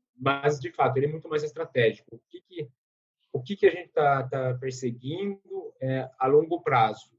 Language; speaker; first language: Portuguese; non-native, fluent; French